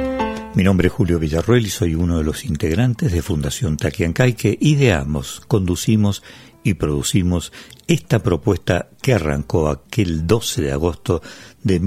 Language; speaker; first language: Spanish; native; Spanish